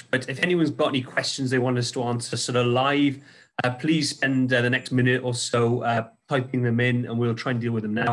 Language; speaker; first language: English; native; English